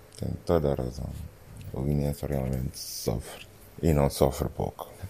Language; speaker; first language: Portuguese; non-native, local second language; Upper Guinea Crioulo